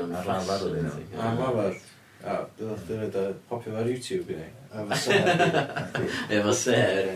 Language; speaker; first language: Welsh; early bilingual, heritage; Welsh